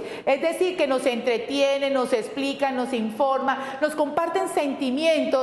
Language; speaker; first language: Spanish; native; Spanish